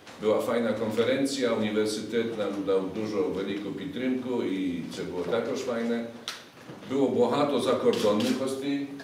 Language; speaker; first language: Polish; non-native, learner; Ukrainian